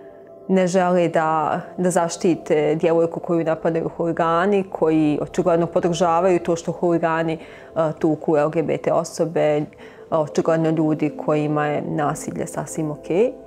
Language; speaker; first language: Bosnian; native; Bosnian